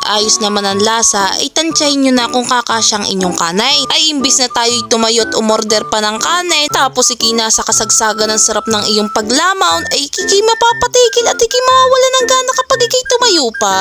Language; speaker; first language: Filipino; native; Filipino